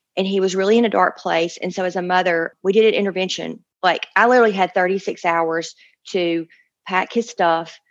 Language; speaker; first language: English; native; English